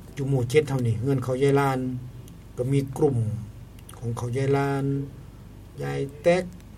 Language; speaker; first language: Thai; native; Thai